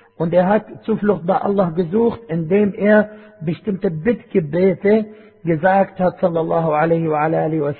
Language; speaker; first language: German; non-native, fluent; Arabic